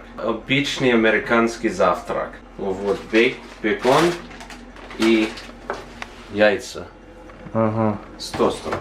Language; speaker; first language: Russian; non-native, fluent; English